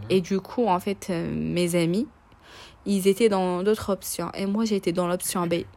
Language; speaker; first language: French; non-native, local second language; Arabic